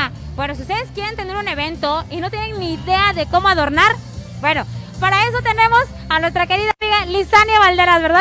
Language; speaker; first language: Spanish; native; Spanish